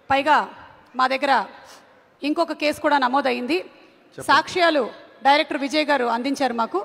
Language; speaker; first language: Telugu; native; Telugu